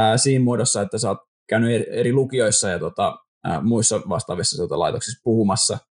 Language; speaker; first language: Finnish; non-native, local second language; Swedish